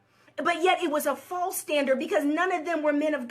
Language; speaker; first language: English; native; English